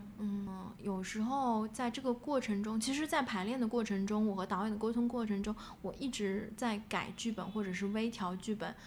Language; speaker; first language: Chinese; native; Chinese